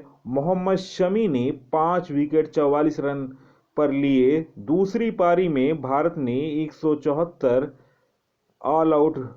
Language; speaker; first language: Hindi; native; Hindi